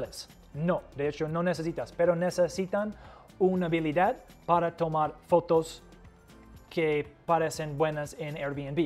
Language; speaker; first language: Spanish; non-native, fluent; English